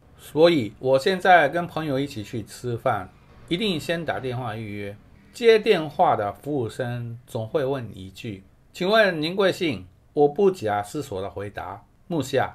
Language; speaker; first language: Chinese; non-native, fluent; Japanese